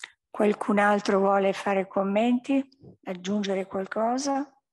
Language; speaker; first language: Italian; native; Italian